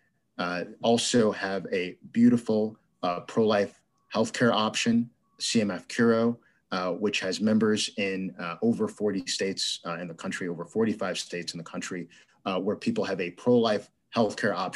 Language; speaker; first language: English; native; English